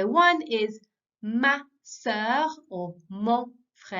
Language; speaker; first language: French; non-native, fluent; English